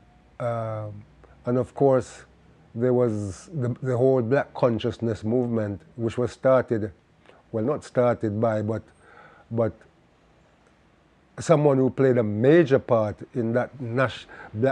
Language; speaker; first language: English; non-native, local second language; Jamaican Creole English